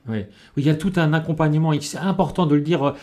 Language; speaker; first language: French; native; French